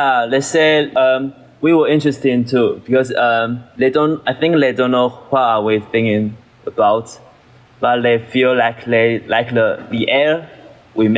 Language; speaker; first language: English; non-native, learner; Chinese